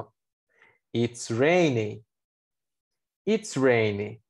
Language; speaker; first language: English; non-native, fluent; Portuguese